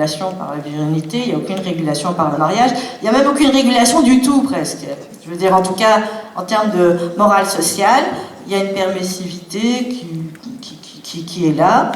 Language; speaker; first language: French; native; French